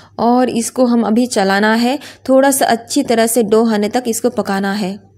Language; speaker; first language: Hindi; native; Hindi